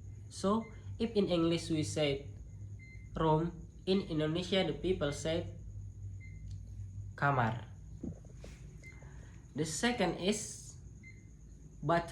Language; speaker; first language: English; non-native, local second language; Indonesian